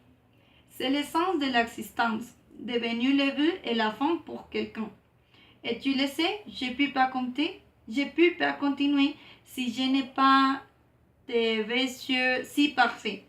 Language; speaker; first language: French; non-native, learner; Spanish